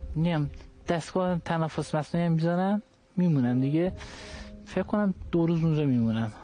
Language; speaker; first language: Persian; non-native, local second language; Azerbaijani